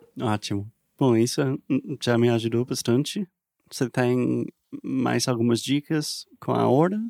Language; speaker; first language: Portuguese; non-native, learner; English